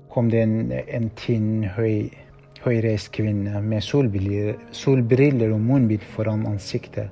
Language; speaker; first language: Norwegian; non-native, fluent; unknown